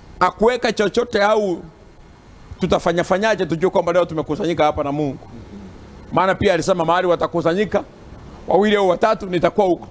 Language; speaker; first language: Swahili; non-native, local second language; Gusii